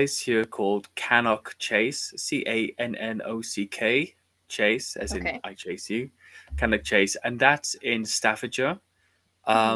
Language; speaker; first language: English; native; English